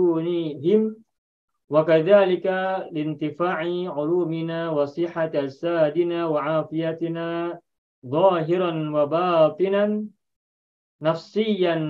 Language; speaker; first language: Arabic; non-native, fluent; Indonesian